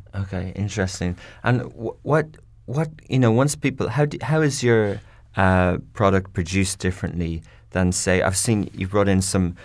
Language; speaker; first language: English; native; English